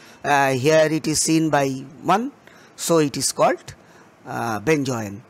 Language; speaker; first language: English; non-native, local second language; Bangla